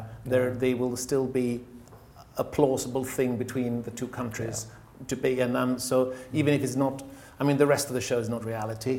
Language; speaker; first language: English; non-native, fluent; Danish